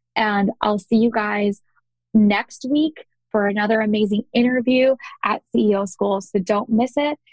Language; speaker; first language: English; native; English